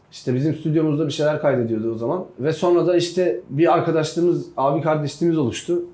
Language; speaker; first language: Turkish; native; Turkish